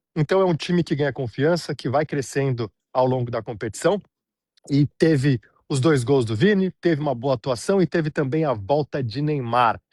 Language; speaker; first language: Portuguese; native; Portuguese